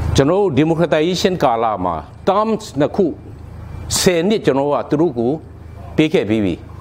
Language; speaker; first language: Burmese; non-native, local second language; Hakha Chin